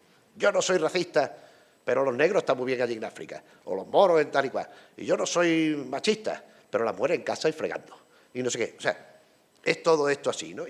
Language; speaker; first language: Spanish; native; Spanish